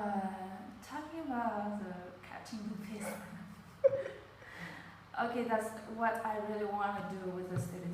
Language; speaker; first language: English; non-native, fluent; Vietnamese